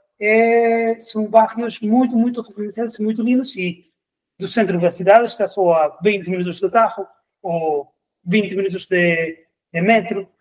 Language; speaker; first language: Portuguese; non-native, fluent; Spanish